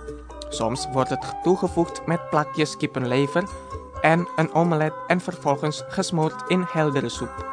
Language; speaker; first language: Dutch; non-native, fluent; Indonesian